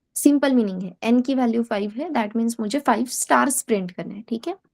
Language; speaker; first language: Hindi; non-native, local second language; Marathi